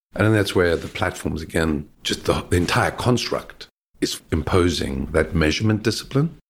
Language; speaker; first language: English; native; English